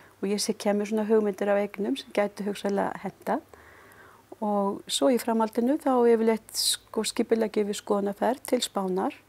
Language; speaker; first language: Icelandic; native; Icelandic